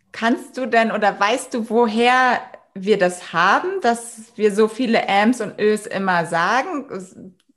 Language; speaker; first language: German; native; German